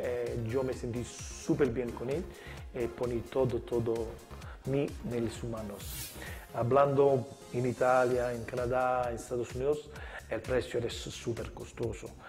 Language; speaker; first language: Spanish; non-native, learner; Italian